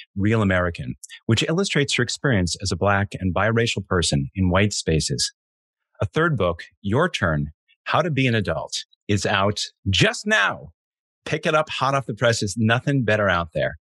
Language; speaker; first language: English; native; English